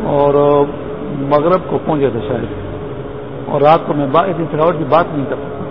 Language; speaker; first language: Urdu; non-native, local second language; Pashto